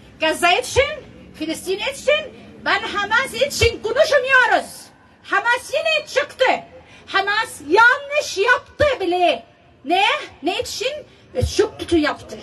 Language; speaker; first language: Turkish; non-native, learner; Arabic